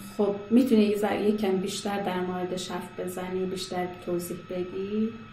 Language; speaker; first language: Persian; native; Persian